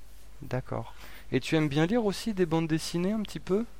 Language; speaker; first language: French; native; French